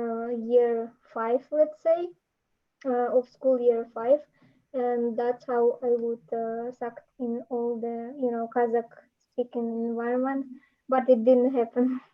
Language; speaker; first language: English; non-native, learner; Russian